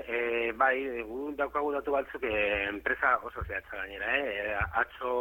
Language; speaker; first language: Basque; native; Basque